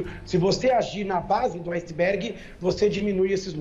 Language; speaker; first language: Portuguese; native; Portuguese